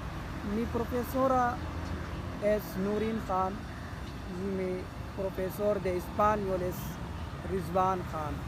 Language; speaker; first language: Spanish; non-native, learner; Urdu